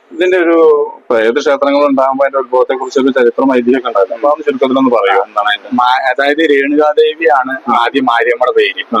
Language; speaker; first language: Malayalam; non-native, local second language; Tamil